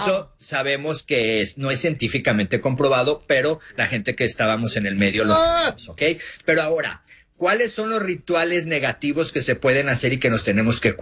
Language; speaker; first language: Spanish; native; Spanish